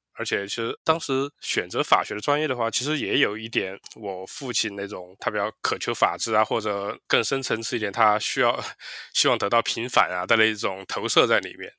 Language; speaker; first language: Chinese; native; Chinese